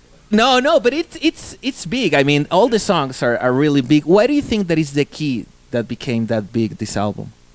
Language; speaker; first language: English; non-native, fluent; Spanish